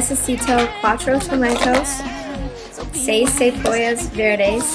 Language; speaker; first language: Spanish; non-native, learner; English